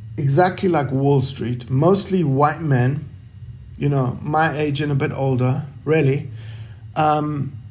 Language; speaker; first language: English; native; English